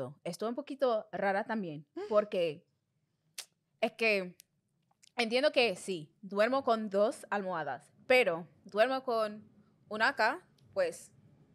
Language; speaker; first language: Spanish; non-native, learner; English